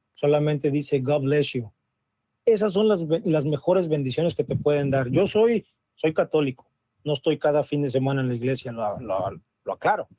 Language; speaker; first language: Spanish; native; Spanish